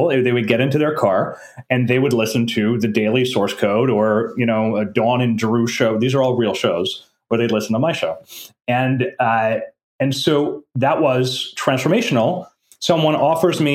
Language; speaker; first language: English; non-native, fluent; French